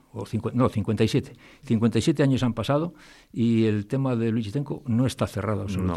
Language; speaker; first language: Spanish; native; Spanish